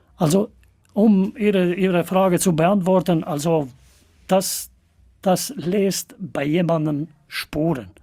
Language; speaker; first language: German; non-native, fluent; Albanian